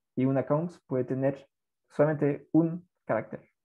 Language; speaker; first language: Spanish; non-native, fluent; French